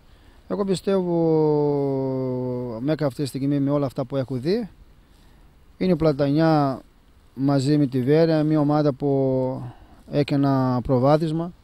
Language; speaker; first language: Greek; non-native, fluent; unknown